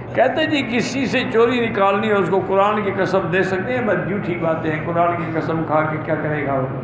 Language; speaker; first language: Urdu; native; Urdu